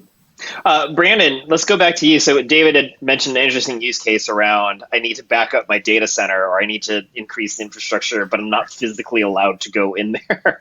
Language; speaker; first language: English; native; English